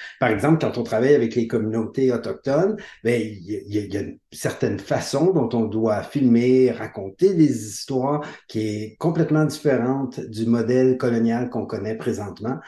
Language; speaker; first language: French; native; French